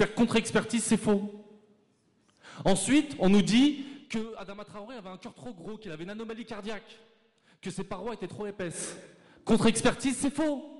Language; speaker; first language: French; native; French